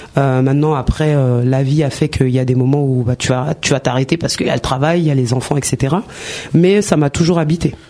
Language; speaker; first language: French; early bilingual, other home language; Wolof